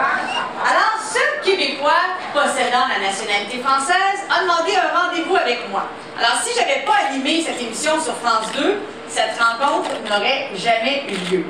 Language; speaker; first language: French; native; French